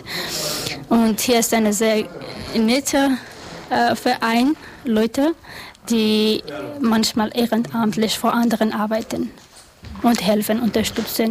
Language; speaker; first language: German; non-native, learner; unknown